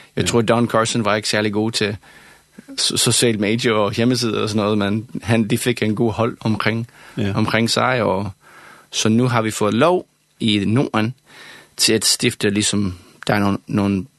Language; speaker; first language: Danish; non-native, fluent; English